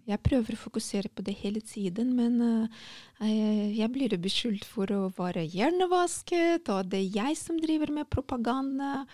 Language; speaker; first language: Norwegian; non-native, fluent; Russian